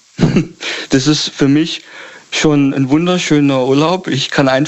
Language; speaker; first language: German; native; German